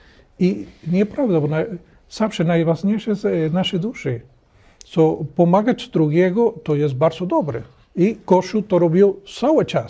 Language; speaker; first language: Polish; non-native, learner; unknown